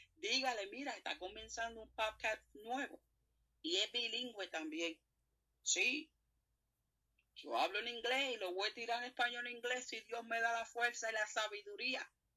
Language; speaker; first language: Spanish; native; Spanish